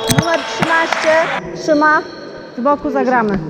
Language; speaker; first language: Polish; native; Polish